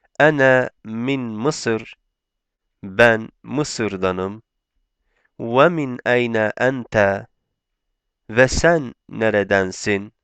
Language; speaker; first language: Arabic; non-native, fluent; Turkish